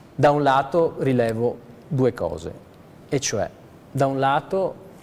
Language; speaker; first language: Italian; native; Italian